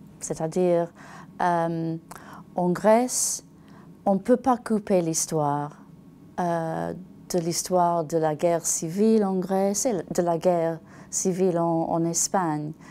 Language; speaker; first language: French; non-native, learner; English